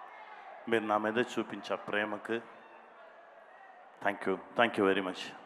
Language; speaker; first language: Telugu; non-native, learner; Tamil